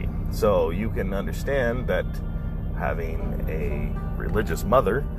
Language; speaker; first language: English; native; English